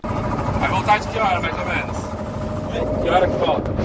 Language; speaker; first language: Portuguese; native; Portuguese